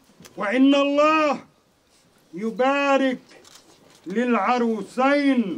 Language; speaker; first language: Arabic; native; Arabic